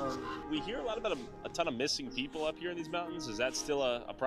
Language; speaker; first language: English; native; English